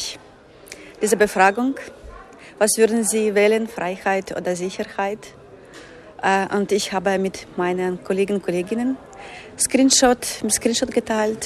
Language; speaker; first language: German; non-native, fluent; Ukrainian